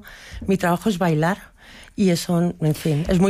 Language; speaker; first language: Spanish; native; Spanish